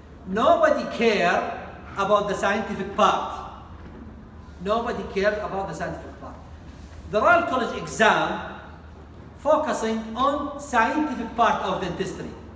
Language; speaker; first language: English; non-native, fluent; Arabic